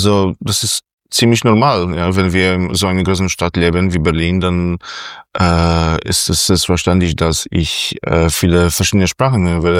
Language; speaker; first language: German; non-native, fluent; Polish